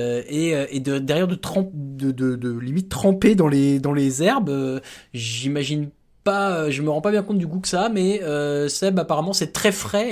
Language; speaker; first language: French; native; French